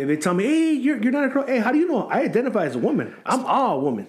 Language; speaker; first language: English; native; English